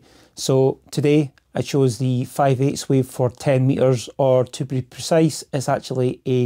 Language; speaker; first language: English; native; English